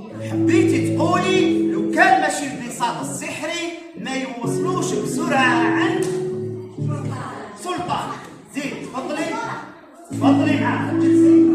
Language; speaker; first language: Arabic; native; Arabic